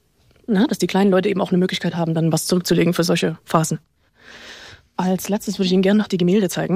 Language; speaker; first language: German; native; German